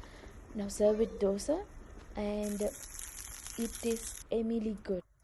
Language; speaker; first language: English; non-native, local second language; Telugu